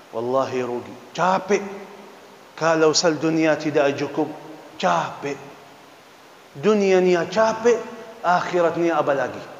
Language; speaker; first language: Indonesian; non-native, fluent; Arabic